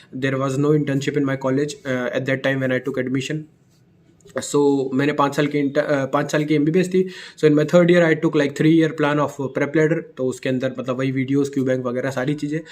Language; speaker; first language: Hindi; native; Hindi